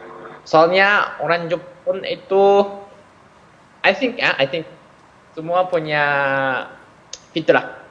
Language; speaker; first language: Indonesian; non-native, fluent; Japanese